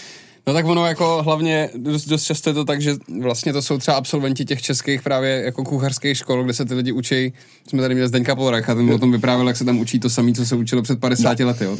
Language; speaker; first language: Czech; native; Czech